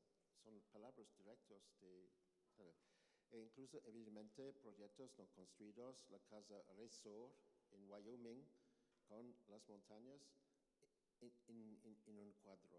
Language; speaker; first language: Spanish; non-native, learner; English